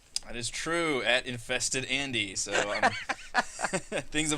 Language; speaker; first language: English; native; English